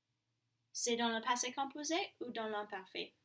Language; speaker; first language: French; non-native, fluent; English